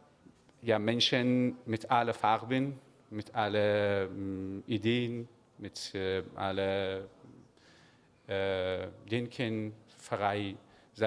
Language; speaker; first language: German; non-native, learner; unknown